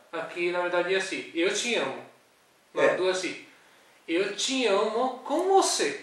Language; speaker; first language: Portuguese; non-native, learner; Urdu